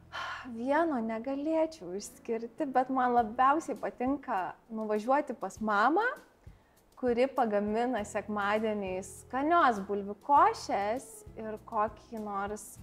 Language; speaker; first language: Lithuanian; native; Lithuanian